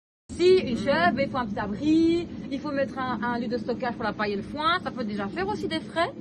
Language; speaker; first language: French; native; French